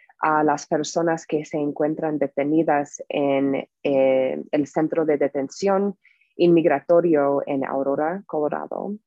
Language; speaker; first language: Spanish; non-native, fluent; English